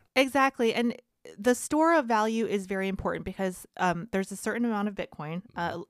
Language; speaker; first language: English; early bilingual, other home language; Vietnamese